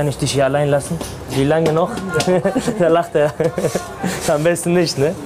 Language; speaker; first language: German; early bilingual, other home language; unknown